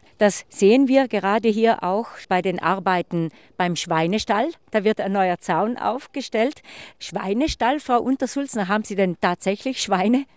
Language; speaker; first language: German; native; German